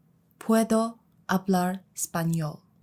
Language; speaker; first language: Spanish; non-native, learner; Mongolian